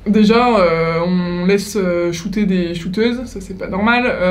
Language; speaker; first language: French; native; French